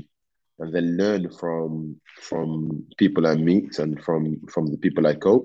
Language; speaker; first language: English; non-native, fluent; Arabic